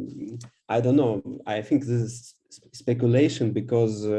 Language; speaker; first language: English; non-native, learner; Russian